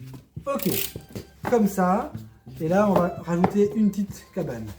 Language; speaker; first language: French; native; French